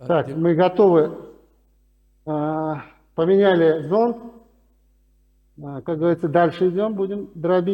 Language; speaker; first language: Russian; non-native, local second language; Uzbek